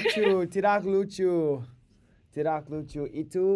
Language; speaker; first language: Indonesian; non-native, learner; English